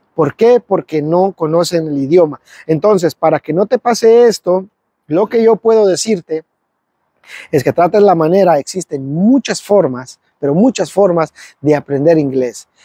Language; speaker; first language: Spanish; native; Spanish